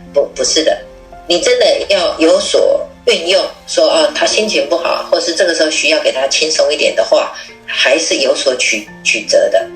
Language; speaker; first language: Chinese; native; Chinese